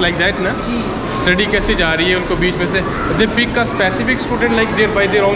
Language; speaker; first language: Hindi; native; Hindi